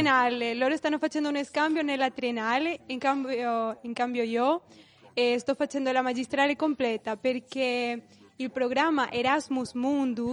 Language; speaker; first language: Italian; non-native, fluent; Spanish